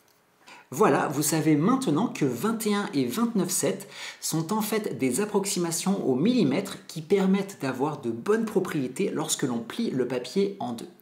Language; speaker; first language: French; native; French